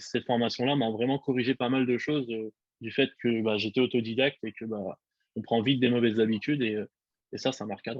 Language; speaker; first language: French; native; French